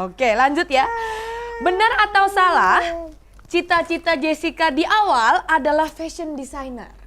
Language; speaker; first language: Indonesian; native; Indonesian